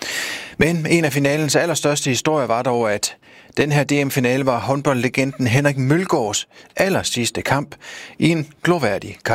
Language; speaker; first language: Danish; native; Danish